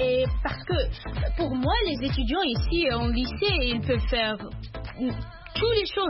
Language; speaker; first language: French; non-native, learner; Arabic